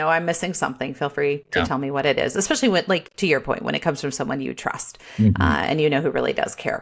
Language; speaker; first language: English; native; English